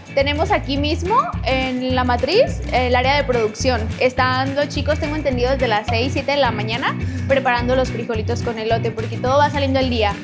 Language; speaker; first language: Spanish; native; Spanish